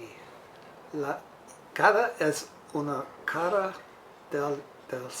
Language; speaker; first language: Spanish; non-native, fluent; English